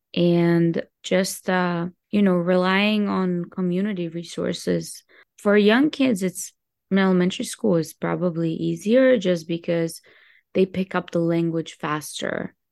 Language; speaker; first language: English; early bilingual, other home language; Hebrew